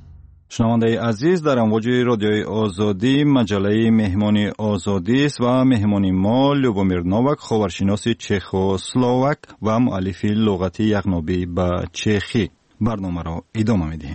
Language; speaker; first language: Tajik; native; Tajik